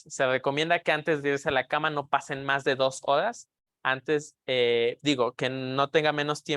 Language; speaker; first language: Spanish; native; Spanish